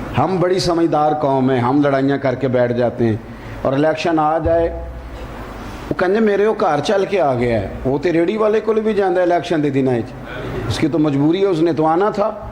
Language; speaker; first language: Urdu; non-native, local second language; Punjabi